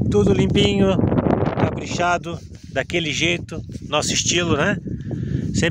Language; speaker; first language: Portuguese; native; Portuguese